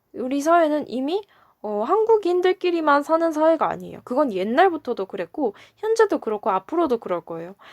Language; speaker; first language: Korean; native; Korean